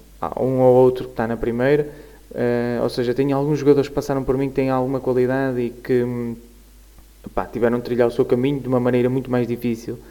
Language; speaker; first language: Portuguese; native; Portuguese